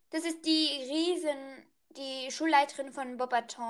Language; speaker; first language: German; native; German